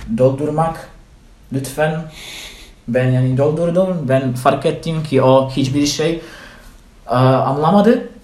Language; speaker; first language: Turkish; non-native, learner; Polish